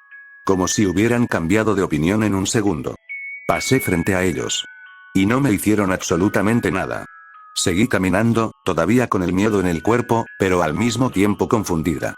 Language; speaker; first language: Spanish; native; Spanish